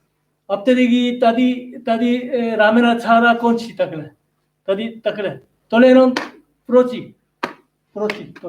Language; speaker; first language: Czech; non-native, learner; Korean